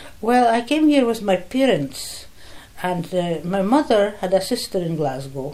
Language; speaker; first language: English; non-native, fluent; Polish